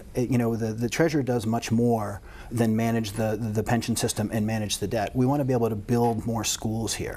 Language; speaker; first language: English; native; English